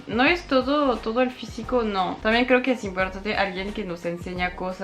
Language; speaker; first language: Spanish; non-native, fluent; French